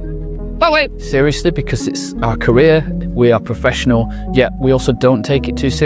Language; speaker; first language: English; native; English